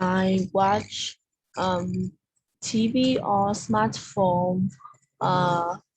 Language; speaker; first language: English; non-native, learner; Vietnamese